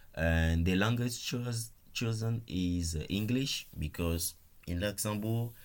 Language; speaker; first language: English; non-native, fluent; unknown